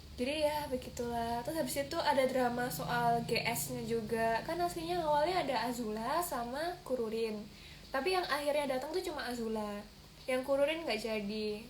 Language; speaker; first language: Indonesian; native; Indonesian